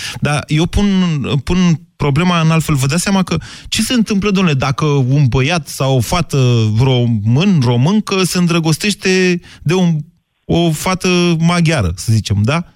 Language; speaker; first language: Romanian; native; Romanian